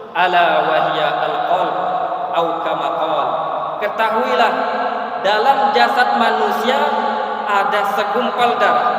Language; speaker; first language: Indonesian; native; Indonesian